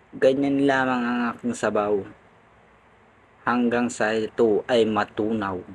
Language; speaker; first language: Filipino; non-native, local second language; Bikol